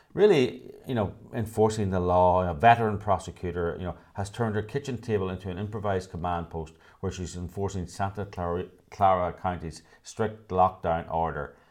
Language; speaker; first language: English; native; English